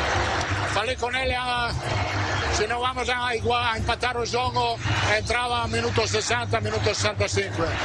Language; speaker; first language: Portuguese; non-native, learner; Italian